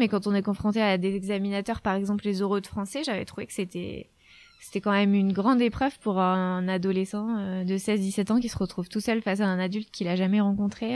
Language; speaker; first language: French; native; French